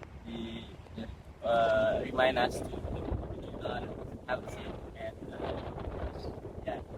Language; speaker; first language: English; non-native, learner; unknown